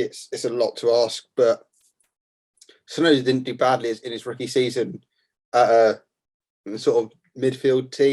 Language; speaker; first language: English; native; English